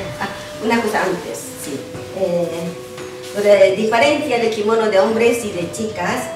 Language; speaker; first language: Spanish; non-native, learner; Japanese